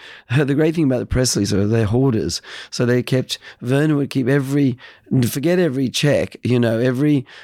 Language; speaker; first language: English; native; English